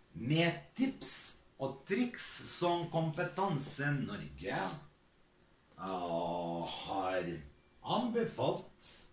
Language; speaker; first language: Norwegian; non-native, fluent; Serbian